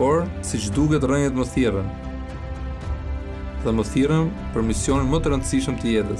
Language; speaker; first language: Albanian; early bilingual, heritage; Albanian